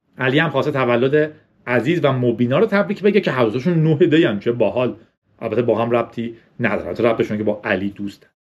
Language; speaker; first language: Persian; native; Persian